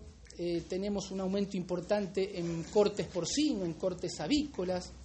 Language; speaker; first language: Spanish; native; Spanish